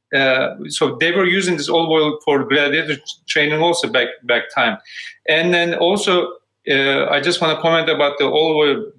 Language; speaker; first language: English; non-native, fluent; Turkish